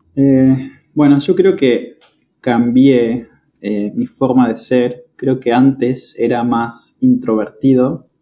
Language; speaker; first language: Spanish; native; Spanish